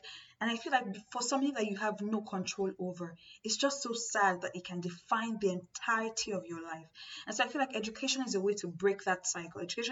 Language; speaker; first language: English; non-native, local second language; Yoruba